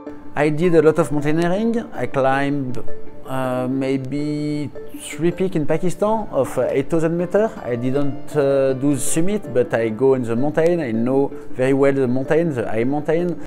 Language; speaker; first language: English; non-native, learner; French